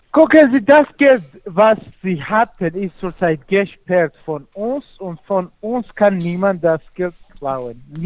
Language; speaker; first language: German; non-native, fluent; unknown